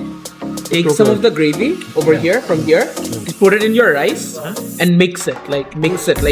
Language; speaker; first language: English; non-native, local second language; Bangla